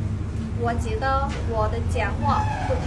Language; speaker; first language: Chinese; non-native, learner; Khmer